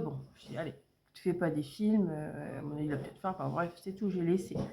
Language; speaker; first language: French; native; French